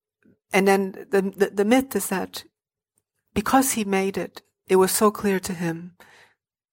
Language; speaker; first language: English; native; English